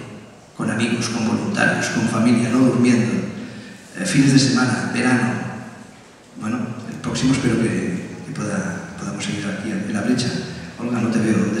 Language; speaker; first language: Spanish; native; Spanish